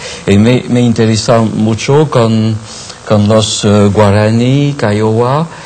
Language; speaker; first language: Spanish; non-native, fluent; French